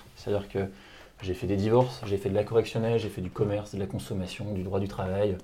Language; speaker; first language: French; native; French